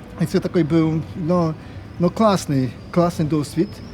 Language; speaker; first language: Polish; non-native, learner; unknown